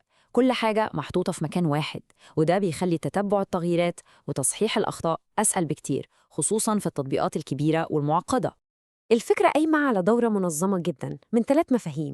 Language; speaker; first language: Arabic; native; Arabic